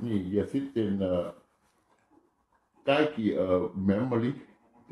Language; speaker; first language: Finnish; non-native, learner; Thai